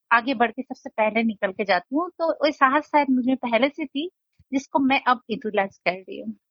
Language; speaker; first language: Hindi; non-native, local second language; Nepali